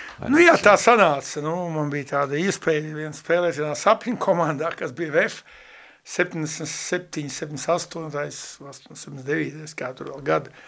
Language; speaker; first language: Latvian; native; Latvian